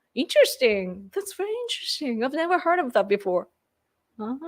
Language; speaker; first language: English; non-native, fluent; Japanese